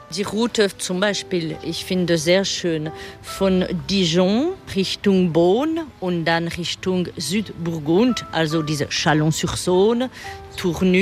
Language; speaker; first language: German; non-native, fluent; French